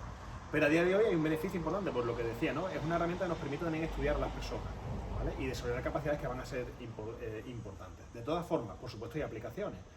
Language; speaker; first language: Spanish; native; Spanish